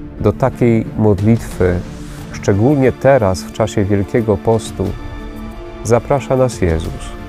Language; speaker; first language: Polish; native; Polish